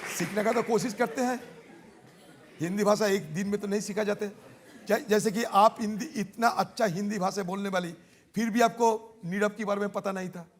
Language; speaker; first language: Hindi; non-native, local second language; Bangla